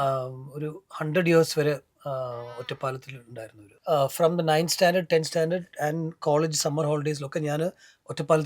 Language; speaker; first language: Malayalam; early bilingual, heritage; Malayalam